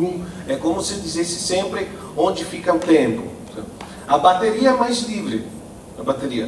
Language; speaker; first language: Portuguese; non-native, fluent; Italian